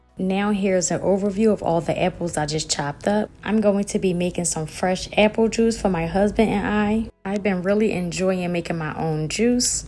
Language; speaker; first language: English; native; English